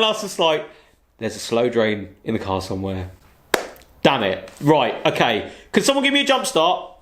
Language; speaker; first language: English; native; English